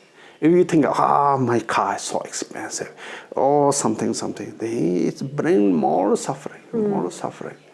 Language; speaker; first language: English; non-native, learner; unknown